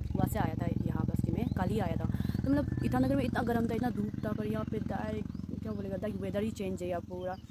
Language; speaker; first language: Hindi; non-native, local second language; Nyishi